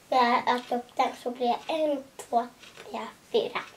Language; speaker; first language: Swedish; early bilingual, other home language; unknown